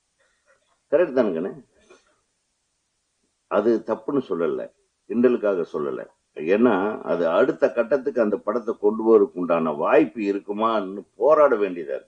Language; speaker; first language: Tamil; native; Tamil